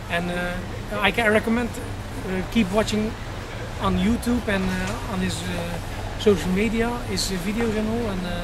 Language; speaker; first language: English; non-native, fluent; Dutch